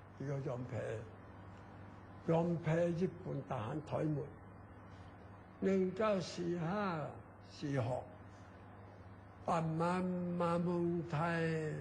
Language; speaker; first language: Thai; non-native, learner; Chinese